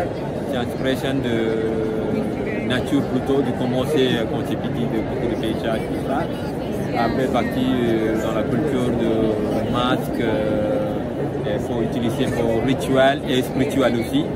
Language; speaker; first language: French; non-native, learner; Tamil